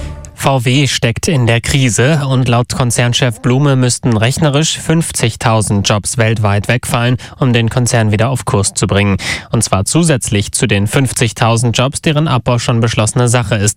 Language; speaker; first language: German; native; German